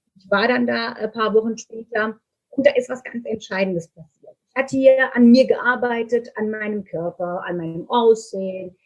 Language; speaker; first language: German; non-native, fluent; Turkish